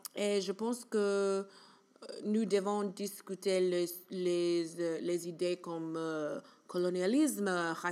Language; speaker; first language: French; non-native, learner; English